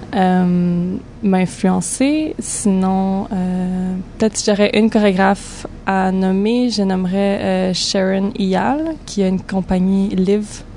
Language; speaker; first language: French; native; French